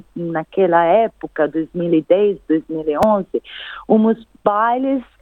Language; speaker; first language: Portuguese; non-native, fluent; Italian